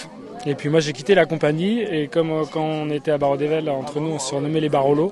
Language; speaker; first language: French; native; French